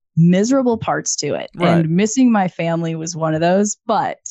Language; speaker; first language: English; native; English